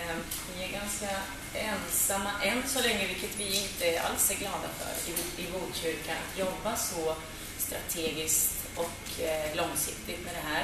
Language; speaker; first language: Swedish; native; Swedish